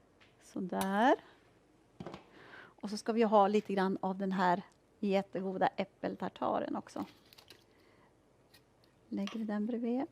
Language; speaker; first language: Swedish; native; Swedish